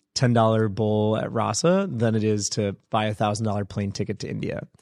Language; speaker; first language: English; native; English